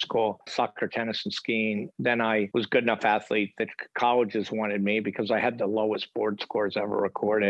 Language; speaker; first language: English; native; English